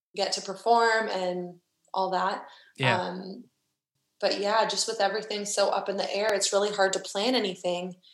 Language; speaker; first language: English; native; English